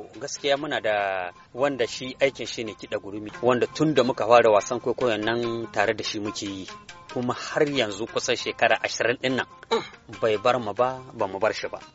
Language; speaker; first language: Hausa; native; Hausa